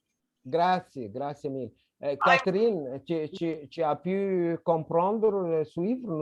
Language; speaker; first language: French; non-native, fluent; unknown